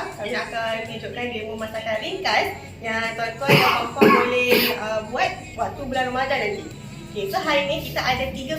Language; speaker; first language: Malay; native; Malay